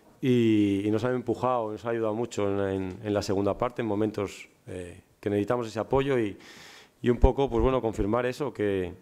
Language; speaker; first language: Spanish; native; Spanish